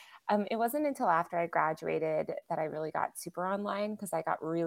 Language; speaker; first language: English; native; English